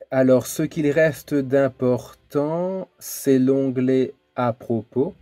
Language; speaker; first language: French; native; French